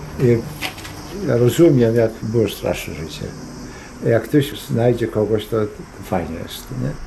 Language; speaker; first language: Polish; early bilingual, heritage; Polish